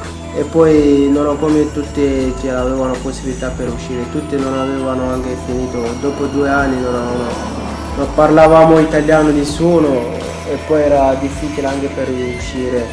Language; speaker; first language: Italian; non-native, learner; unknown